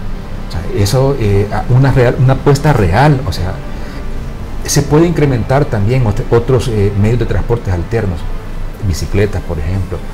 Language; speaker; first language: Spanish; native; Spanish